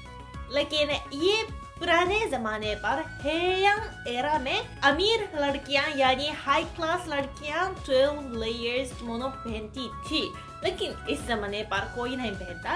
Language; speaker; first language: Hindi; non-native, fluent; Japanese